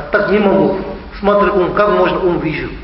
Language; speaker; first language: Russian; non-native, learner; Tibetan